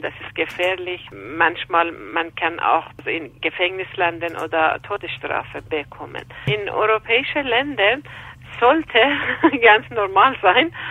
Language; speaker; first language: German; non-native, fluent; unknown